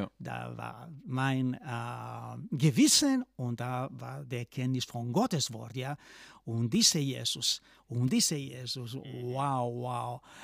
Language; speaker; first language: German; non-native, fluent; Spanish